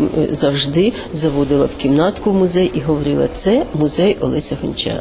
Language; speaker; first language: Ukrainian; native; Ukrainian